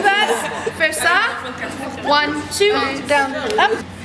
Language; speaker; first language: French; non-native, learner; English